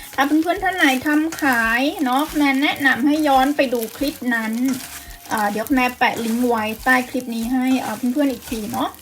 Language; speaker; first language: Thai; native; Thai